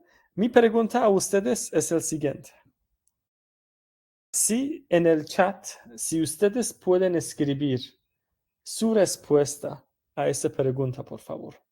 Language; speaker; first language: Spanish; non-native, fluent; Persian